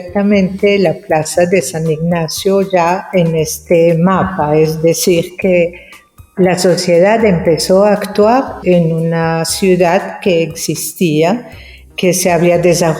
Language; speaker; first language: Spanish; non-native, fluent; French